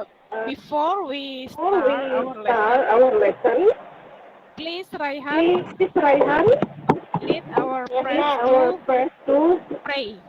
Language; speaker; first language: English; non-native, learner; Indonesian